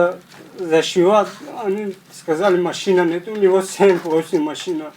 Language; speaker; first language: Russian; non-native, learner; Tajik